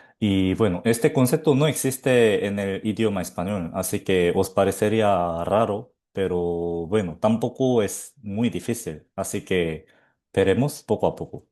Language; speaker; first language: Spanish; non-native, fluent; Korean